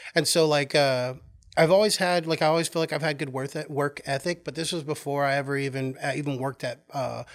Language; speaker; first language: English; native; English